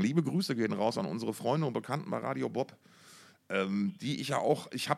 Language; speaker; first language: German; native; German